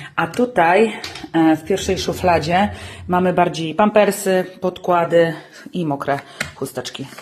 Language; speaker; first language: Polish; native; Polish